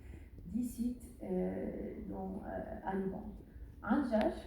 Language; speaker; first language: French; non-native, learner; Arabic